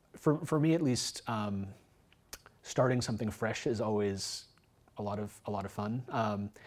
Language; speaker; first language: English; native; English